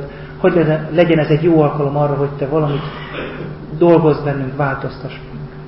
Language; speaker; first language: Hungarian; native; Hungarian